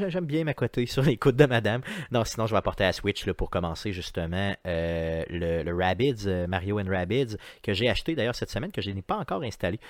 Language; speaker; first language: French; native; French